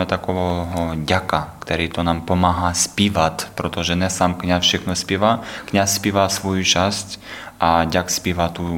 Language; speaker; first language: Czech; non-native, learner; Ukrainian